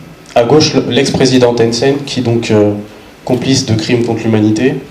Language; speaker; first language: French; native; French